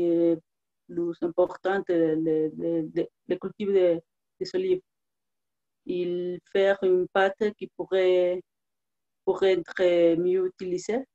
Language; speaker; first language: French; non-native, learner; Spanish